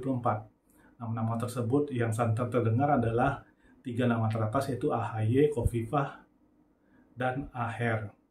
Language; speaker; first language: Indonesian; native; Indonesian